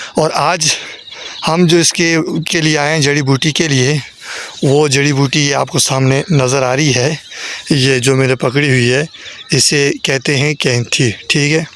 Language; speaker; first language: Urdu; non-native, local second language; Northern Hindko